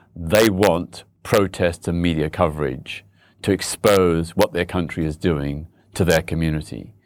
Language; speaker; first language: English; native; English